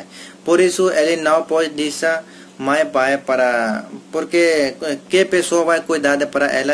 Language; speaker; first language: Portuguese; non-native, learner; Hindi